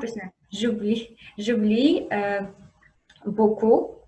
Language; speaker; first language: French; non-native, learner; Russian